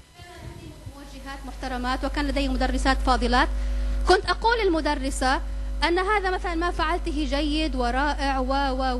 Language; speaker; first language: Arabic; native; Arabic